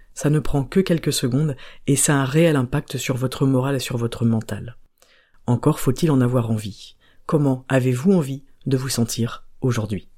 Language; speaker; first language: French; native; French